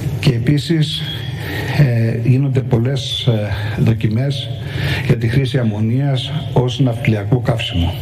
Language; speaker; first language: Greek; native; Greek